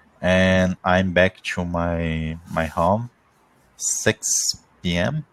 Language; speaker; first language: English; non-native, learner; Portuguese